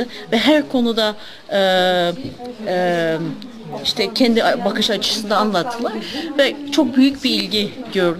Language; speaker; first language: Turkish; early bilingual, heritage; Turkish